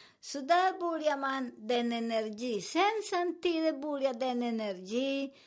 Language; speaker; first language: Swedish; non-native, fluent; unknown